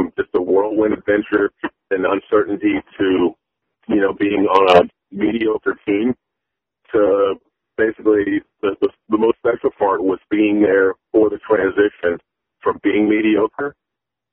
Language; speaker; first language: English; native; English